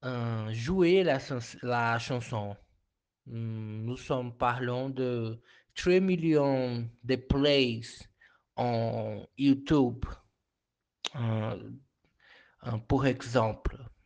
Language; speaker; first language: French; non-native, learner; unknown